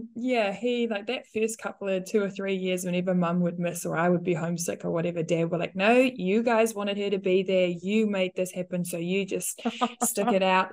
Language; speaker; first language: English; non-native, local second language; Afrikaans